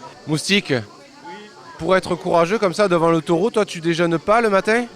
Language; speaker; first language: French; native; French